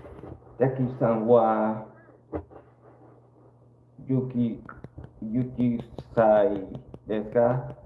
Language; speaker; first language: Japanese; non-native, learner; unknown